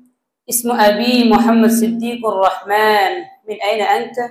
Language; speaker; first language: Arabic; non-native, learner; Bangla